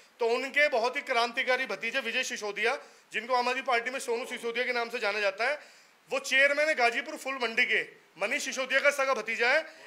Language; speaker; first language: Hindi; native; Hindi